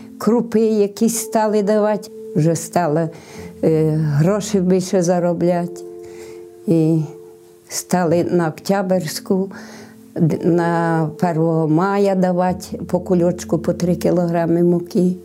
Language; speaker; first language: Ukrainian; native; Ukrainian